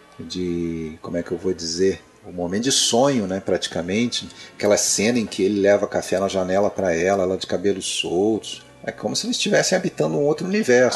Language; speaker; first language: Portuguese; native; Portuguese